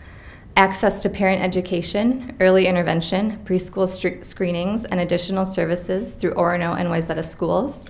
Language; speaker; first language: English; native; English